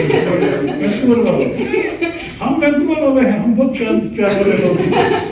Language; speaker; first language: Hindi; non-native, learner; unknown